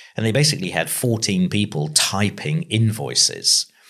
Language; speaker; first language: English; native; English